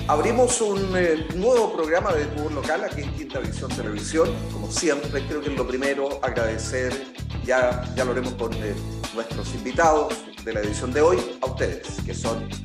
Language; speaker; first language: Spanish; native; Spanish